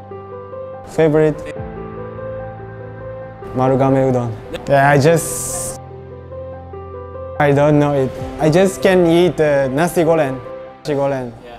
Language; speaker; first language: English; non-native, learner; Japanese